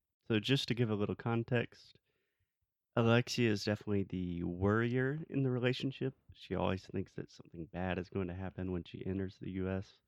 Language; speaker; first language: English; native; English